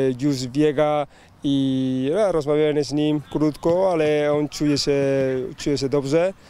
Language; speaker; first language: Polish; non-native, learner; Spanish